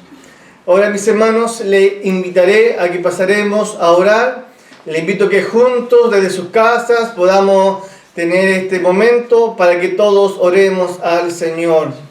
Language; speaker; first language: Spanish; native; Spanish